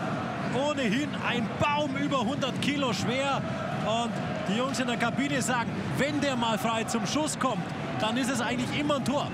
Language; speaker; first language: German; native; German